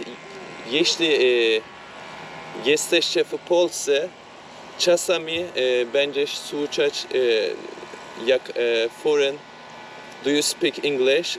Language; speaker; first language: Polish; non-native, learner; Turkish